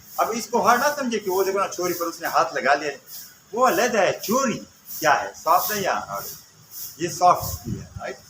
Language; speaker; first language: Urdu; non-native, local second language; Pashto